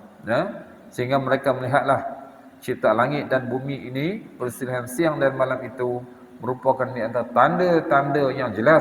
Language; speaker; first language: Malay; native; Malay